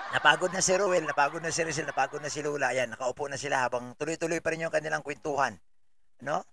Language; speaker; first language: Filipino; native; Filipino